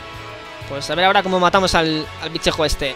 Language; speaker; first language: Spanish; native; Spanish